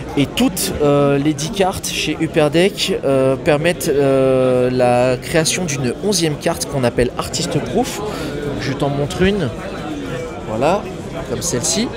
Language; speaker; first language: French; native; French